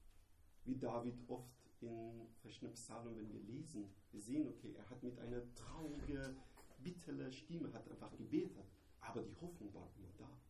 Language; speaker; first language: German; non-native, learner; Persian